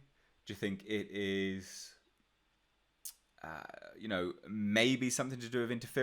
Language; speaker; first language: English; native; English